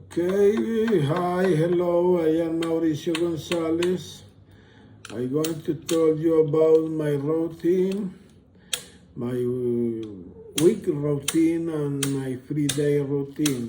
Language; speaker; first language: English; non-native, learner; Spanish